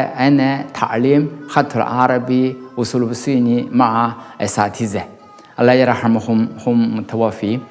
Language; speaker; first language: Arabic; non-native, learner; Chinese